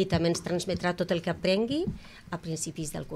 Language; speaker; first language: Catalan; native; Catalan